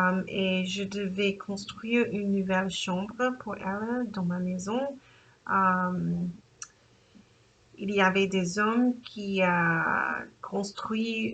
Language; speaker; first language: French; non-native, learner; English